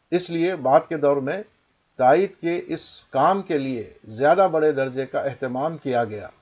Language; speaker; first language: Urdu; native; Urdu